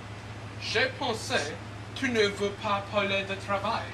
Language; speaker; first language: French; non-native, learner; English